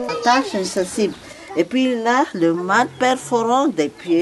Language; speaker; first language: French; non-native, local second language; Malagasy